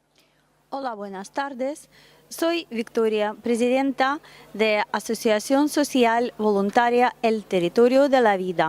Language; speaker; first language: Spanish; non-native, learner; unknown